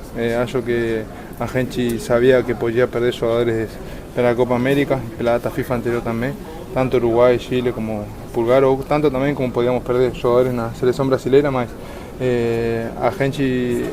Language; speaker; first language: Portuguese; non-native, fluent; Spanish